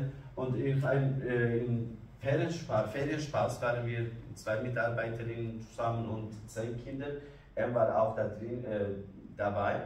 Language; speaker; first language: German; non-native, learner; Kurdish